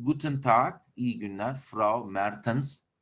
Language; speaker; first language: German; non-native, fluent; Turkish